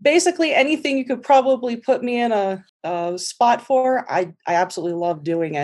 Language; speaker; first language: English; native; English